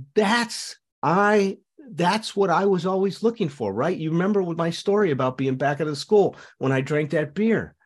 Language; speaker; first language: English; native; English